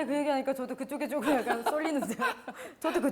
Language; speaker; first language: Korean; native; Korean